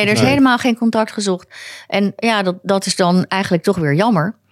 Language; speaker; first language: Dutch; native; Dutch